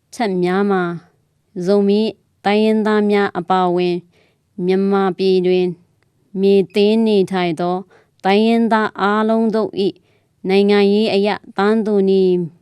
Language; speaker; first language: Burmese; non-native, local second language; Tedim Chin